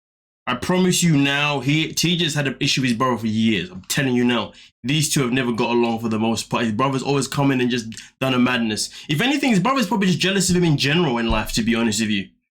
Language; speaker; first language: English; native; English